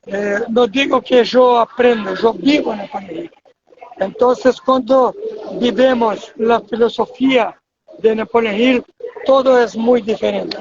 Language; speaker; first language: Spanish; non-native, fluent; Portuguese